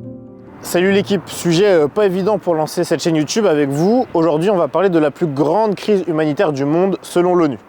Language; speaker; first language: French; native; French